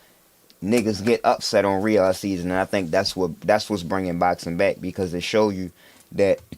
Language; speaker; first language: English; native; English